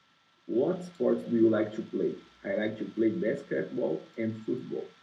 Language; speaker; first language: English; non-native, learner; Portuguese